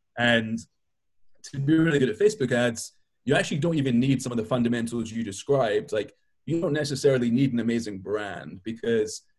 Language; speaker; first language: English; native; English